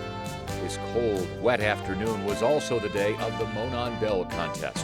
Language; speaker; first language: English; native; English